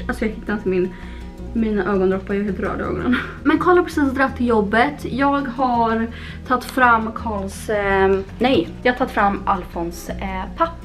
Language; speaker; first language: Swedish; native; Swedish